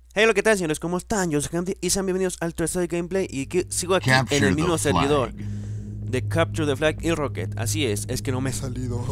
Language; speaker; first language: Spanish; native; Spanish